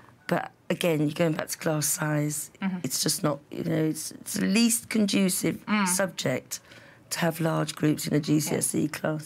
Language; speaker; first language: English; native; English